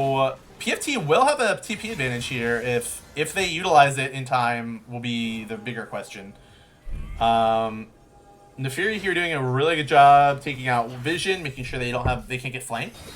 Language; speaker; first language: English; native; English